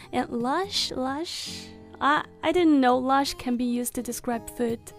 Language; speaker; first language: English; non-native, fluent; Chinese